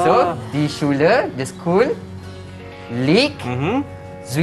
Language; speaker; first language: German; non-native, fluent; Malay